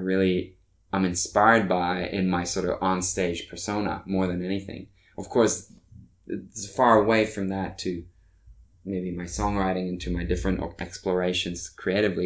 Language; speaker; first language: English; non-native, fluent; Norwegian